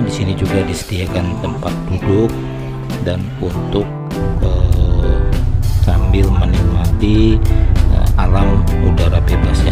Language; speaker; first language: Indonesian; native; Indonesian